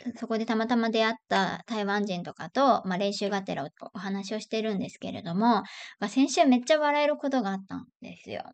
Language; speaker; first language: Japanese; native; Japanese